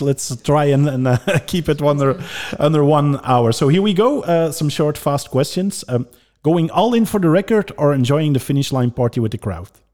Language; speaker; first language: English; non-native, fluent; Dutch